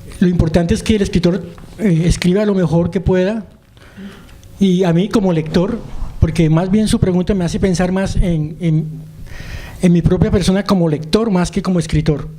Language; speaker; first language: Spanish; native; Spanish